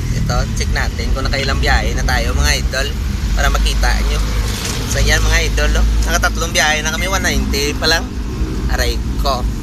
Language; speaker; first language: Filipino; non-native, local second language; Hiligaynon